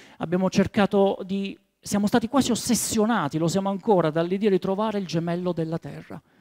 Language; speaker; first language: Italian; native; Italian